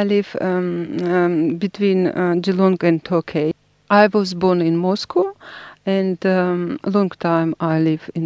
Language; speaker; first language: English; non-native, learner; Russian